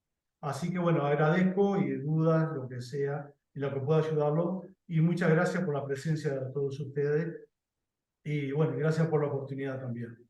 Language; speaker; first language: Spanish; native; Spanish